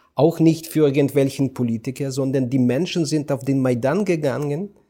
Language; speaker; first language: German; non-native, fluent; Ukrainian